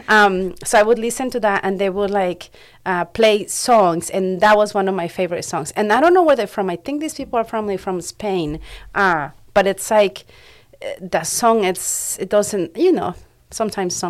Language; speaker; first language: English; non-native, fluent; Spanish